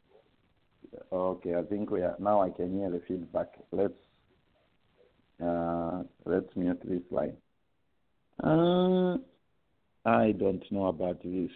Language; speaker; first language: English; non-native, local second language; Bemba